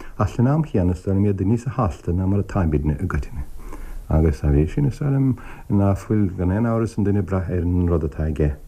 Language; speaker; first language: Irish; native; Irish